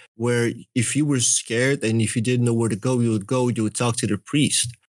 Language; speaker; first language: English; early bilingual, other home language; Russian